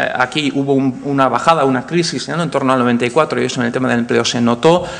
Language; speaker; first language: Spanish; native; Spanish